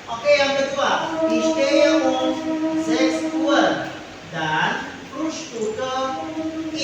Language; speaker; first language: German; non-native, fluent; Indonesian